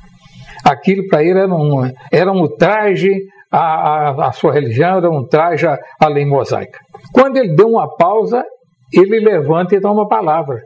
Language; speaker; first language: Portuguese; native; Portuguese